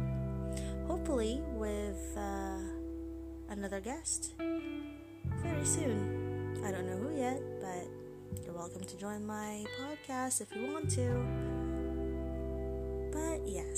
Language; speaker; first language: English; non-native, local second language; Filipino